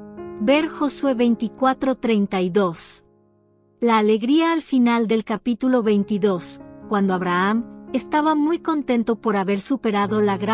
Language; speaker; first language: Spanish; native; Spanish